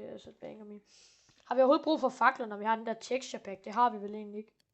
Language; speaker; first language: Danish; native; Danish